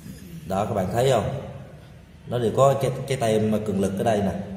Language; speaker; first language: Vietnamese; native; Vietnamese